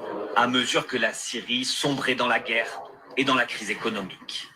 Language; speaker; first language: French; native; French